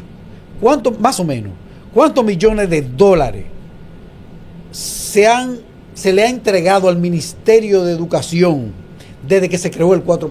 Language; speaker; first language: Spanish; native; Spanish